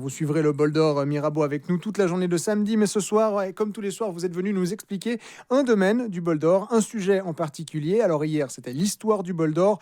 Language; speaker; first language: French; native; French